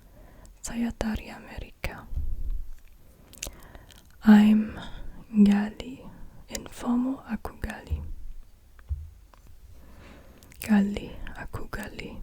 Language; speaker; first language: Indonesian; non-native, learner; German